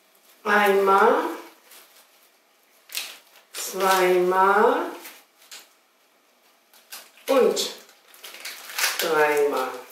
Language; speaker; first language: German; non-native, fluent; Chinese